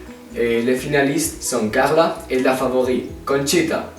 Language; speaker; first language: French; non-native, learner; Spanish